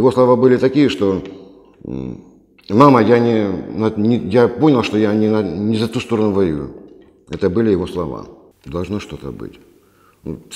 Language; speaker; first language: Russian; native; Russian